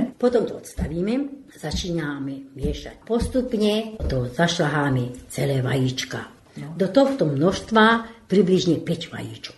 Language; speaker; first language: Slovak; non-native, local second language; Hungarian